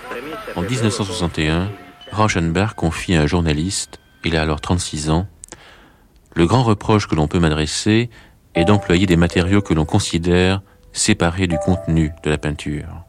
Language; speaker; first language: French; native; French